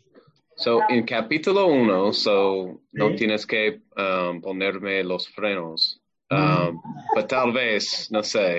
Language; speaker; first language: Spanish; non-native, learner; English